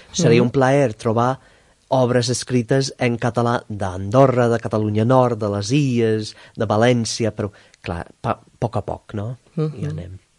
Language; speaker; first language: Catalan; non-native, fluent; English